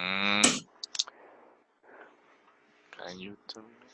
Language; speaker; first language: English; non-native, learner; Spanish